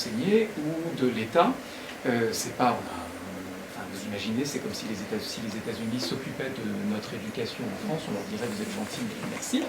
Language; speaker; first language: French; native; French